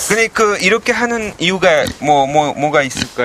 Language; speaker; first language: Korean; non-native, learner; French